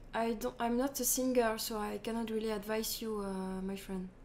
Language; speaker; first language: English; non-native, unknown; French